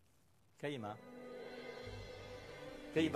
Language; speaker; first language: Chinese; non-native, local second language; Cantonese